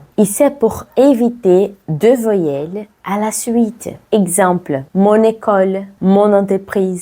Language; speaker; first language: French; non-native, fluent; Portuguese